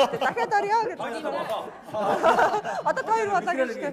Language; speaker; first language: Mongolian; native; Mongolian